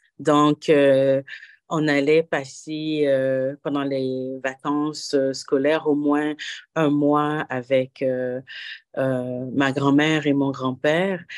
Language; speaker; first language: French; non-native, local second language; Haitian Creole